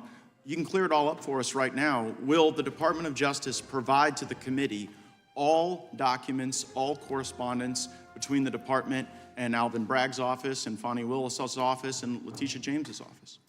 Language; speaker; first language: English; native; English